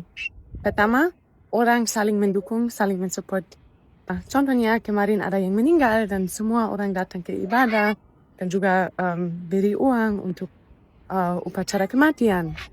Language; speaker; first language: Indonesian; non-native, fluent; German